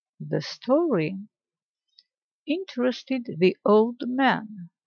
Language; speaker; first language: English; non-native, fluent; Armenian